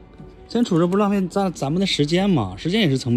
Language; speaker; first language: Chinese; native; Chinese